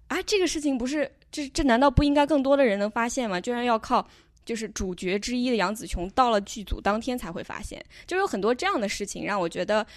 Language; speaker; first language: Chinese; native; Chinese